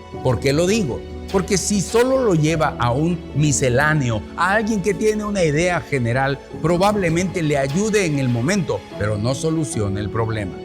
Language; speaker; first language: Spanish; native; Spanish